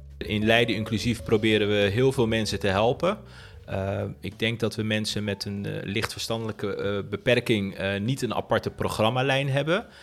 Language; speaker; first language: Dutch; early bilingual, other home language; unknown